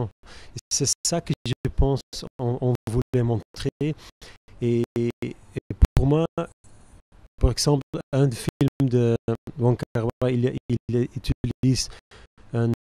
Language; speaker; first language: French; non-native, local second language; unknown